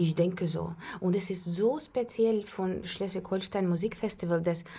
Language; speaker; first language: German; non-native, learner; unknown